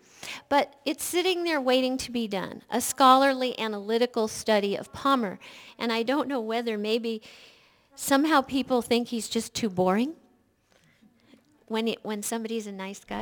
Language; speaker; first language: English; native; English